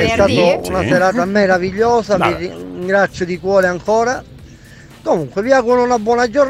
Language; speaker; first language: Italian; native; Italian